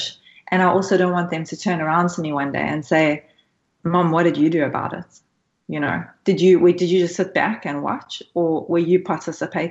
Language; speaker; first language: English; native; English